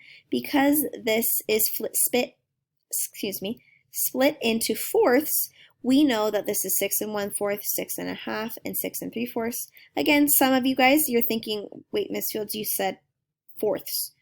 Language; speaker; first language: English; native; English